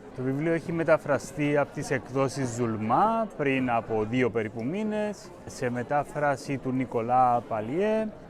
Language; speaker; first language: Greek; native; Greek